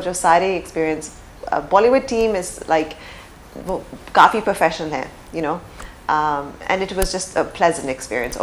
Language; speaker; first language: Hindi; early bilingual, heritage; English